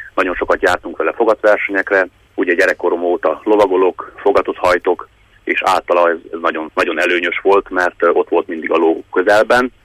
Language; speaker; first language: Hungarian; native; Hungarian